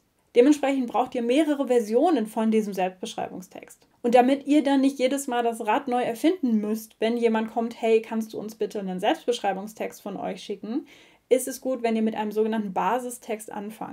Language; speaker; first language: German; native; German